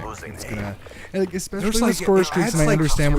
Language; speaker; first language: English; native; English